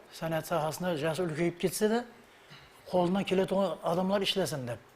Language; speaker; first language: Uzbek; non-native, local second language; Kara-Kalpak